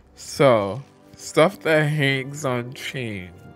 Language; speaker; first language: English; native; English